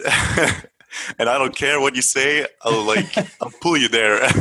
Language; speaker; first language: English; non-native, fluent; German